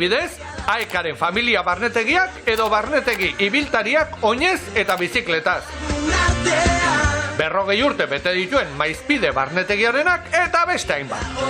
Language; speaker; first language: Basque; native; Basque